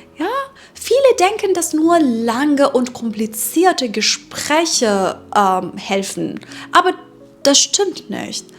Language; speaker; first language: German; non-native, fluent; Persian